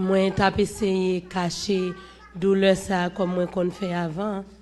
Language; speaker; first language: French; non-native, local second language; Haitian Creole